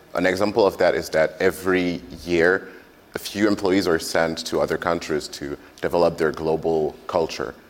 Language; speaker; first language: English; non-native, fluent; French